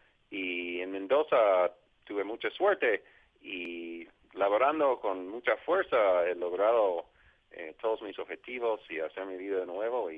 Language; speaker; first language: Spanish; non-native, fluent; English